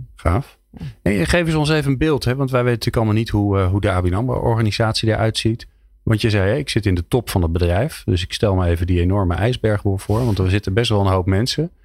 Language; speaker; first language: Dutch; native; Dutch